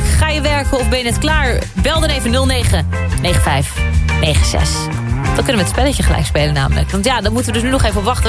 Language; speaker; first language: Dutch; native; Dutch